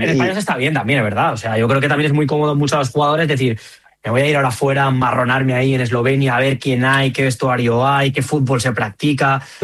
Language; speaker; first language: Spanish; native; Spanish